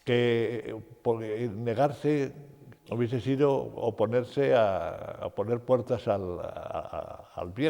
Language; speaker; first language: Spanish; native; Spanish